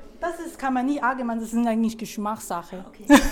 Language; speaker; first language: German; non-native, learner; Chinese